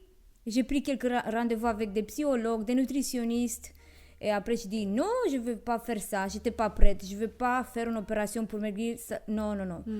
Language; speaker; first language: French; non-native, fluent; Romanian